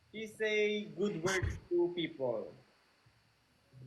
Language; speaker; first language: English; non-native, local second language; Filipino